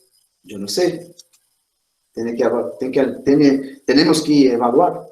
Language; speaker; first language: Spanish; non-native, fluent; Portuguese